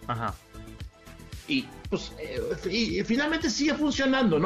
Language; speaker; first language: Spanish; native; Spanish